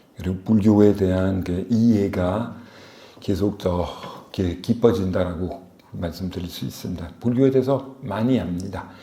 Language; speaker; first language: Korean; non-native, fluent; French